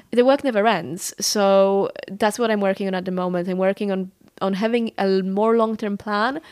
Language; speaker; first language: English; non-native, fluent; Polish